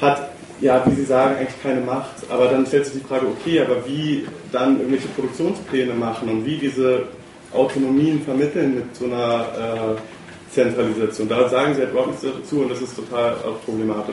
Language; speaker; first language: German; native; German